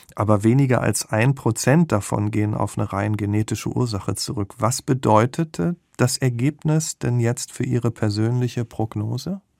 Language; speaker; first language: German; native; German